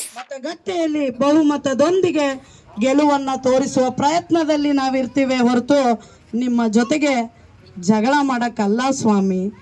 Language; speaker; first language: Kannada; native; Kannada